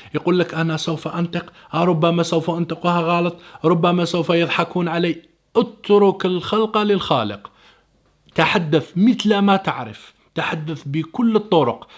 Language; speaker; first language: Arabic; native; Arabic